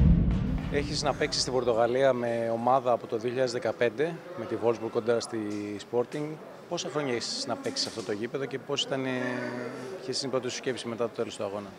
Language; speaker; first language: Greek; native; Greek